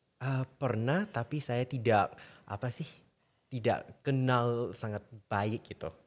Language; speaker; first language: Indonesian; non-native, fluent; English